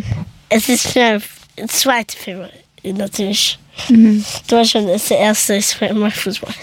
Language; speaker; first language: German; early bilingual, other home language; Persian